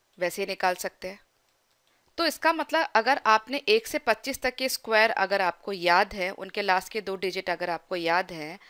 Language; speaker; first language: Hindi; native; Hindi